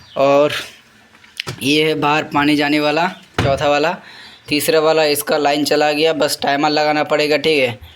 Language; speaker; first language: Hindi; non-native, local second language; Bangla